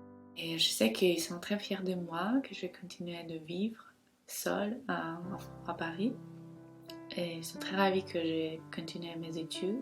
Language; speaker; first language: French; non-native, fluent; Ukrainian